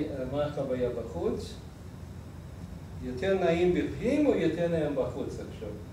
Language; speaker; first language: Hebrew; non-native, fluent; English